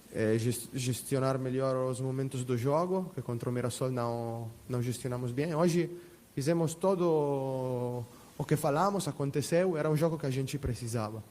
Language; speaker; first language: Portuguese; non-native, fluent; Italian